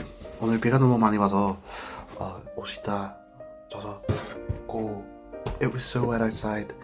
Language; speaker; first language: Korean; early bilingual, heritage; English